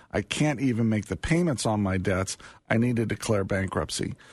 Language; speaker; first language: English; native; English